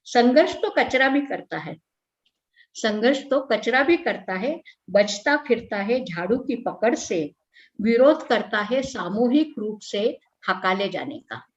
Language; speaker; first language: Hindi; non-native, local second language; Marathi